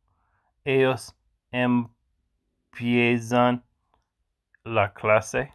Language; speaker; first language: Spanish; non-native, learner; English